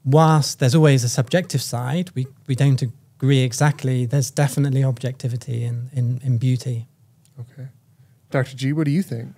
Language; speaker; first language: English; native; English